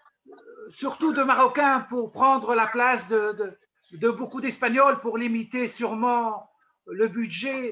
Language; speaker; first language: French; non-native, local second language; Arabic